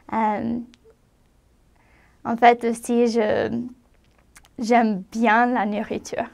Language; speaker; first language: French; non-native, fluent; English